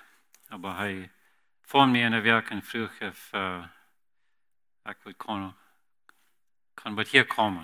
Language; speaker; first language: German; non-native, learner; Plautdietsch